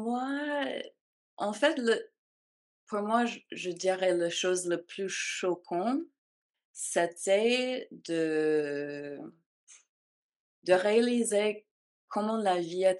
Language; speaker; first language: French; non-native, fluent; English